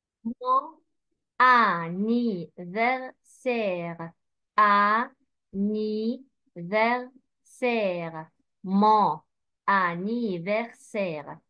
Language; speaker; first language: French; non-native, fluent; Arabic